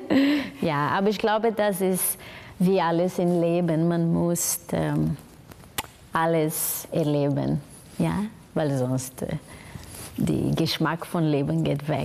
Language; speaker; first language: German; non-native, fluent; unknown